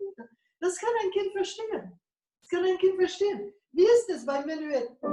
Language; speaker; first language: German; non-native, fluent; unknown